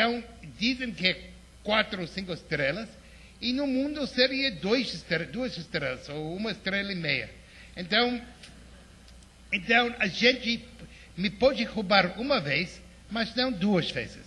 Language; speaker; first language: Portuguese; non-native, fluent; English